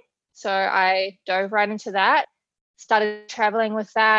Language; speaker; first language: English; native; English